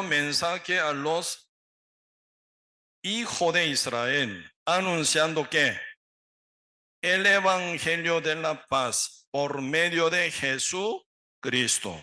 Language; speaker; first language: Spanish; non-native, learner; Korean